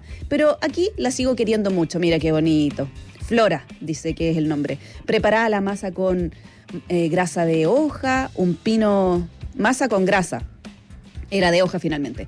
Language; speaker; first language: Spanish; native; Spanish